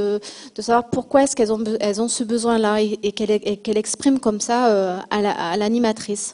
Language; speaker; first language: French; native; French